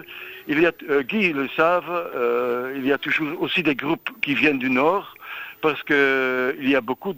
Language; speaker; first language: French; non-native, local second language; Dutch